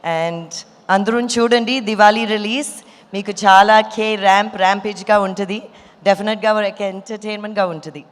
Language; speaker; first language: Telugu; non-native, fluent; Malayalam